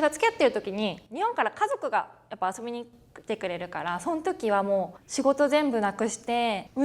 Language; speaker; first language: Japanese; native; Japanese